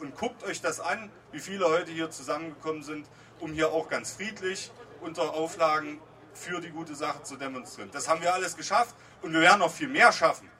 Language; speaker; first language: German; native; German